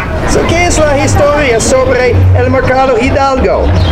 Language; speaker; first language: Spanish; non-native, learner; English